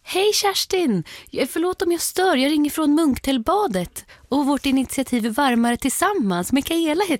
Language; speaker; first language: Swedish; native; Swedish